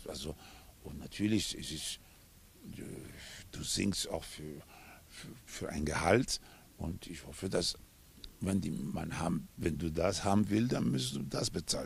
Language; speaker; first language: German; non-native, fluent; Spanish